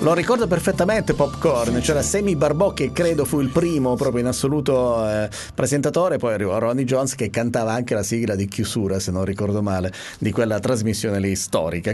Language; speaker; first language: Italian; native; Italian